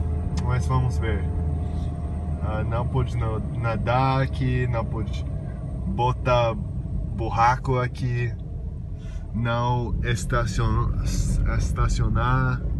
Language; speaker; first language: Portuguese; non-native, fluent; English